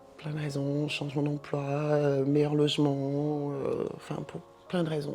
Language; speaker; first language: French; native; French